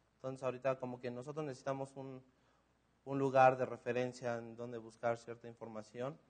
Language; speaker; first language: Spanish; native; Spanish